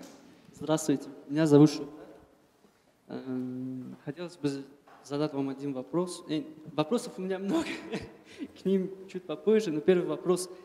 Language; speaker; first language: Russian; non-native, local second language; Tajik